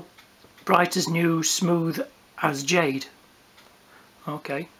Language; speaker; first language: English; native; English